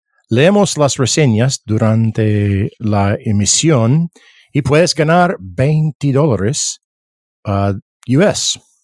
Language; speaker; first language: Spanish; early bilingual, other home language; English